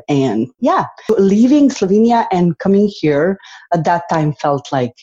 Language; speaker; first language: English; non-native, fluent; Slovenian